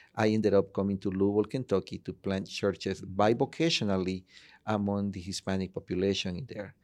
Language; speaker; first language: English; non-native, fluent; Spanish